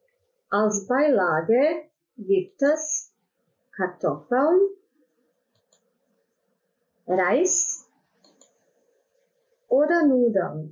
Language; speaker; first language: German; non-native, fluent; Croatian